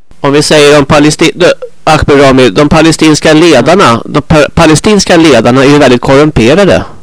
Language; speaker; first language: Swedish; native; Swedish